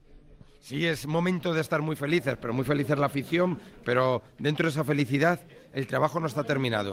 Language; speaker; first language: Spanish; native; Spanish